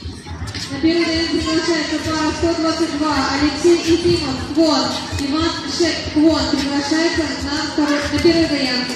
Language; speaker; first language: Russian; native; Russian